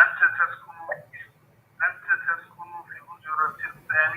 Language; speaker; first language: Arabic; non-native, learner; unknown